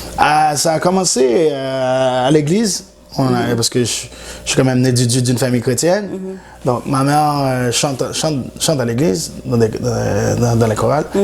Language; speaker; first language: French; non-native, local second language; Haitian Creole